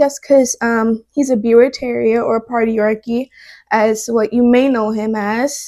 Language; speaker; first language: English; native; English